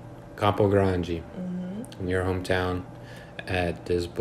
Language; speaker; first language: English; native; English